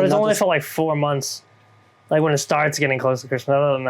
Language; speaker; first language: English; native; English